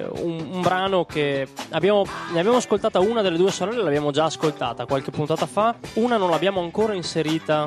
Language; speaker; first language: Italian; native; Italian